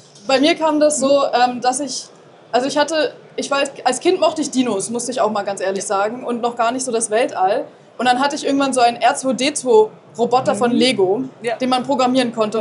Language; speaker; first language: German; native; German